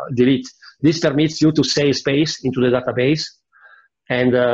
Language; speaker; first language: English; non-native, fluent; Italian